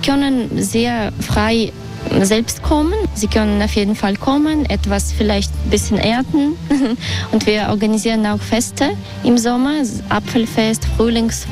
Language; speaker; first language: German; non-native, learner; Belarusian